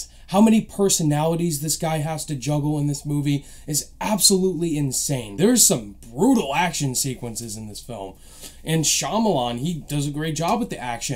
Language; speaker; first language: English; native; English